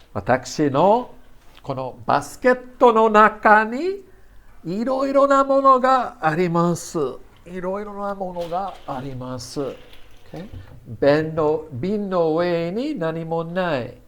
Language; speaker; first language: Japanese; non-native, fluent; English